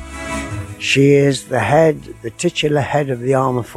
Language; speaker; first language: English; native; English